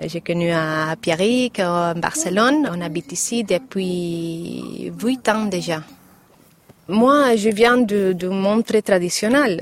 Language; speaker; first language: French; non-native, learner; Catalan